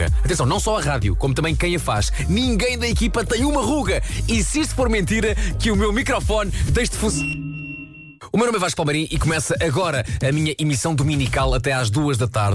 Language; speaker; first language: Portuguese; native; Portuguese